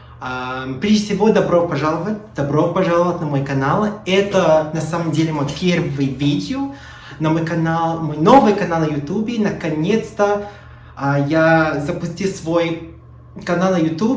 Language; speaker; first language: Russian; non-native, fluent; English